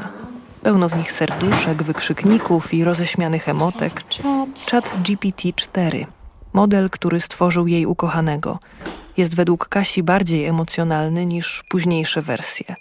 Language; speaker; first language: Polish; native; Polish